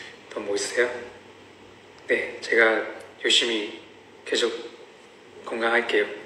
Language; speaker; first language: Korean; non-native, fluent; Chinese